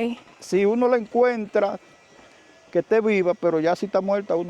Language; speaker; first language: Spanish; native; Spanish